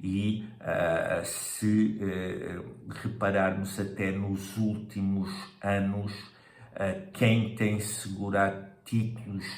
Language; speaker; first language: Portuguese; native; Portuguese